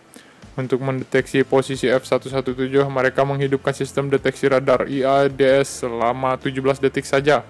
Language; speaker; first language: Indonesian; native; Indonesian